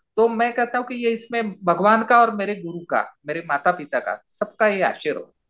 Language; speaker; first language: Hindi; non-native, local second language; Marathi